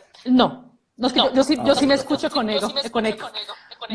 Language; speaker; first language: Spanish; native; Spanish